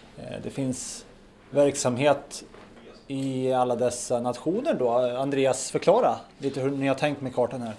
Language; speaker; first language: Swedish; native; Swedish